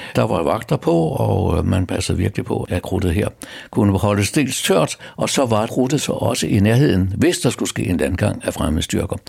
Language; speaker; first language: Danish; native; Danish